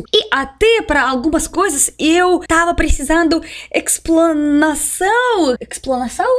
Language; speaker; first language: Portuguese; non-native, fluent; Russian